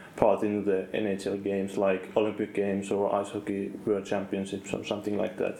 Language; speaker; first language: English; non-native, fluent; Finnish